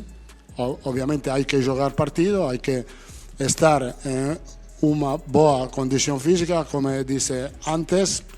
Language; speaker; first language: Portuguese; non-native, fluent; Italian